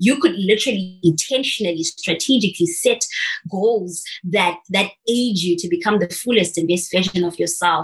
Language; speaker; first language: English; non-native, local second language; Shona